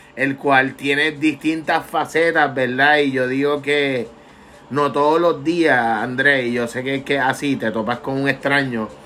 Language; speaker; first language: Spanish; native; Spanish